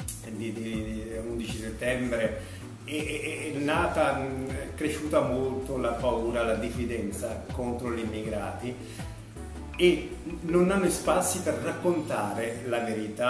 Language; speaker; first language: Italian; non-native, fluent; Urdu